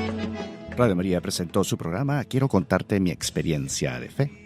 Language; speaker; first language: Spanish; native; Spanish